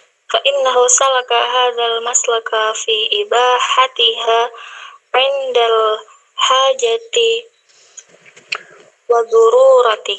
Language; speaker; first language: Arabic; non-native, learner; Indonesian